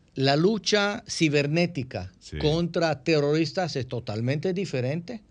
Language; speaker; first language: Spanish; non-native, fluent; Hebrew